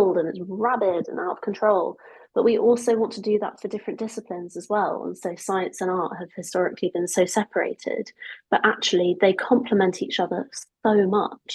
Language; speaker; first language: English; native; English